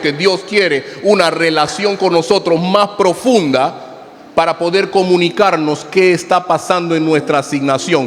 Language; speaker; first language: Spanish; native; Spanish